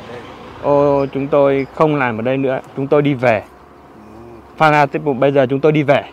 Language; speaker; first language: Vietnamese; native; Vietnamese